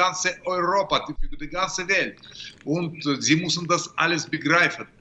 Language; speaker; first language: German; non-native, fluent; Russian